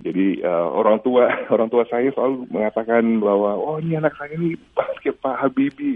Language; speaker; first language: Indonesian; early bilingual, heritage; Indonesian